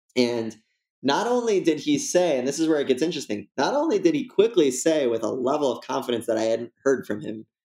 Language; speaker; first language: English; native; English